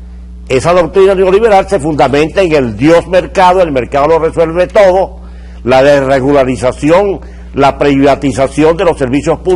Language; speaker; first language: Spanish; native; Spanish